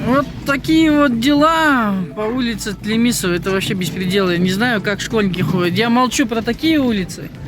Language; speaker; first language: Russian; non-native, local second language; Kazakh